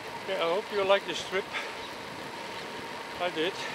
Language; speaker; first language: English; non-native, learner; Dutch